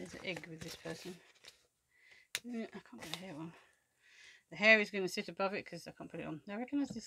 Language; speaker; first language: English; native; English